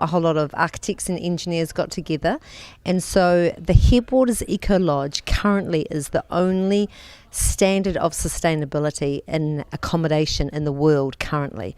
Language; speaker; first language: English; native; English